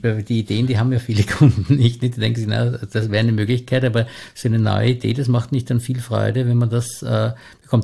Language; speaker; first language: German; native; German